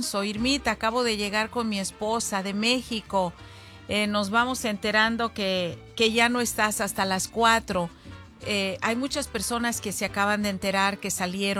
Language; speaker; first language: Spanish; native; Spanish